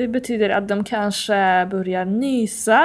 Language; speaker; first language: Swedish; non-native, fluent; Polish